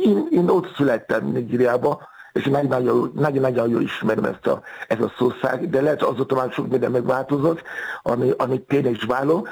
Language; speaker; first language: Hungarian; non-native, learner; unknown